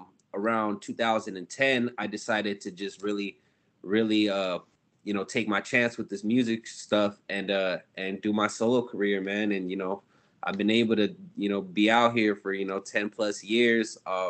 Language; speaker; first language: English; native; English